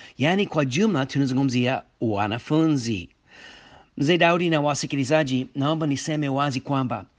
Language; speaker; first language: Swahili; non-native, fluent; English